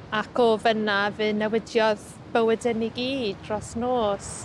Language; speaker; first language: Welsh; native; Welsh